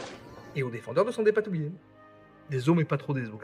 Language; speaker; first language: French; native; French